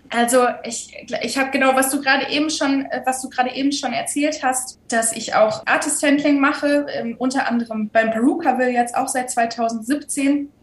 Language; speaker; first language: German; native; German